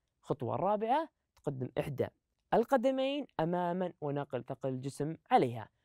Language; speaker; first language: Arabic; native; Arabic